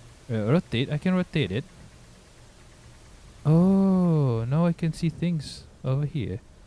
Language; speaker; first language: English; non-native, local second language; Malay